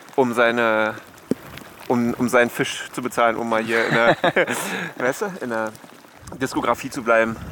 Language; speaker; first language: German; native; German